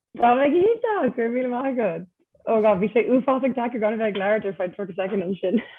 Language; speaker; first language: Irish; non-native, local second language; English